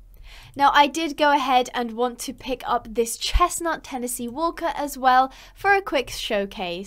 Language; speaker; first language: English; native; English